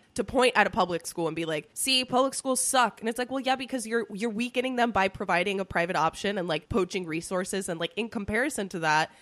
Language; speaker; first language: English; early bilingual, other home language; Spanish